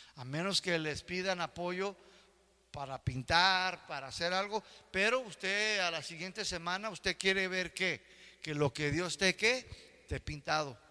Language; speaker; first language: Spanish; early bilingual, heritage; Spanish